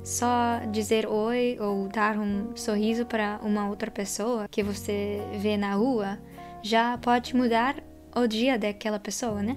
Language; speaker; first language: Portuguese; non-native, fluent; Dutch